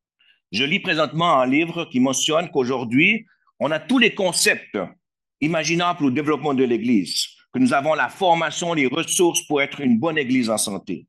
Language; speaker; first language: French; native; French